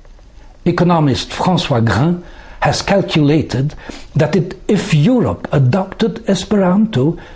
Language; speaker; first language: English; non-native, fluent; French